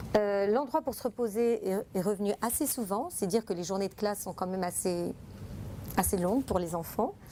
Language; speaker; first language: French; non-native, fluent; Italian